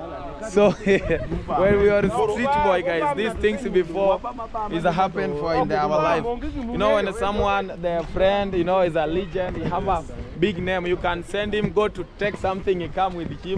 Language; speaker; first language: English; non-native, learner; Swahili